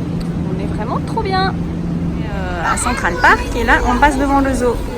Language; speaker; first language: French; native; French